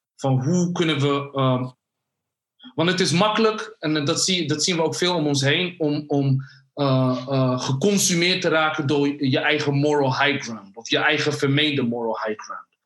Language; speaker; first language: Dutch; early bilingual, other home language; Somali